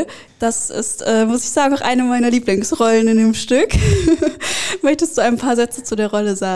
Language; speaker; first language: German; native; German